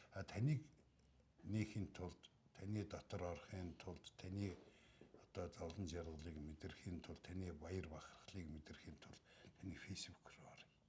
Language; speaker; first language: Mongolian; native; Mongolian